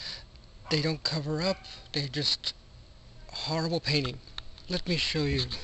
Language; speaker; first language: English; native; English